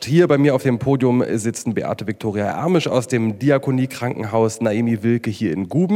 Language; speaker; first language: German; native; German